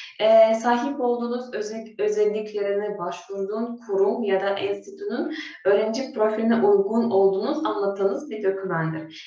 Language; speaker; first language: Turkish; non-native, fluent; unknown